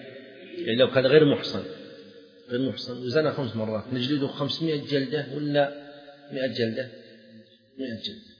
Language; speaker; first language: Arabic; native; Arabic